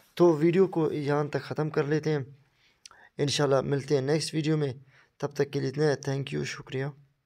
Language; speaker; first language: Urdu; non-native, local second language; Baluchi